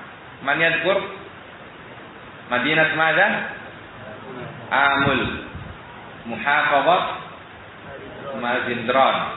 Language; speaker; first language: Arabic; non-native, fluent; Indonesian